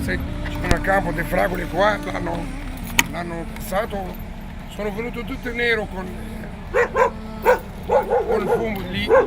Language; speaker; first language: Italian; non-native, learner; Arabic